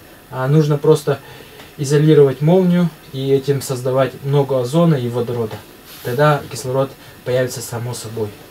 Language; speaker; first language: Russian; native; Russian